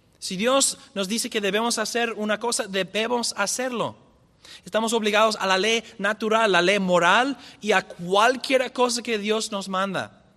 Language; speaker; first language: Spanish; non-native, fluent; English